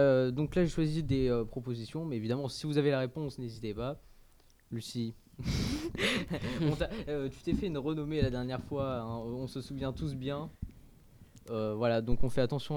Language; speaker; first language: French; native; French